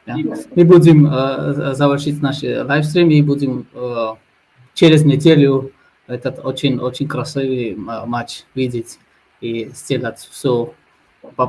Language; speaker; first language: Russian; non-native, fluent; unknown